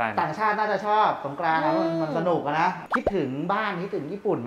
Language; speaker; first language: Thai; native; Thai